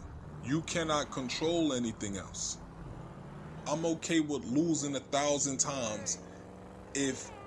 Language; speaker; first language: English; native; English